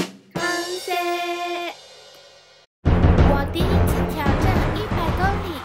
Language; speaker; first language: Chinese; non-native, learner; Japanese